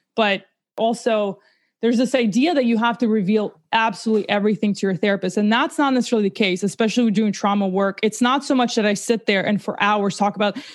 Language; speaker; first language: English; early bilingual, other home language; Russian